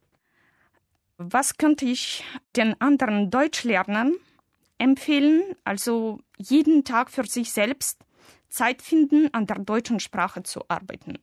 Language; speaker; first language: German; non-native, fluent; Russian